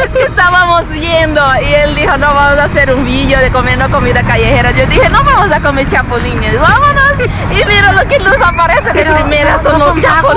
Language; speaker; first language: Spanish; non-native, fluent; Portuguese